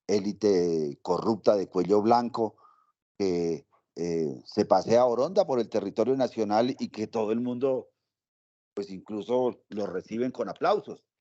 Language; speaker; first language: Spanish; native; Spanish